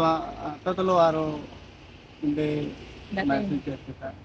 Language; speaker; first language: Filipino; non-native, learner; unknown